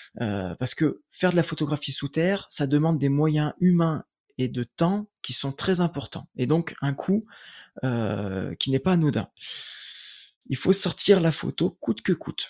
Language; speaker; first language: French; native; French